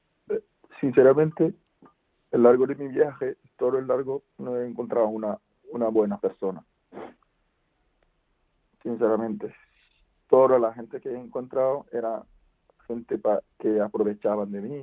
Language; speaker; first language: Spanish; non-native, fluent; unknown